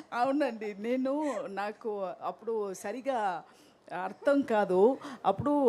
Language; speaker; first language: Telugu; non-native, learner; Tamil